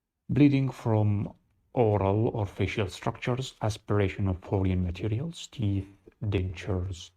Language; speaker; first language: English; non-native, fluent; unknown